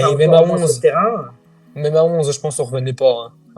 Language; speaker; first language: French; native; French